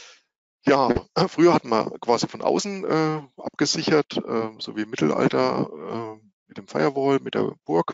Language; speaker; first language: German; native; German